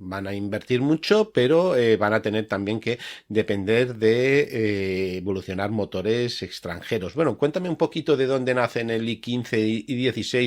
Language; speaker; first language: Spanish; native; Spanish